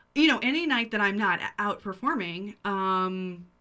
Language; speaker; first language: English; native; English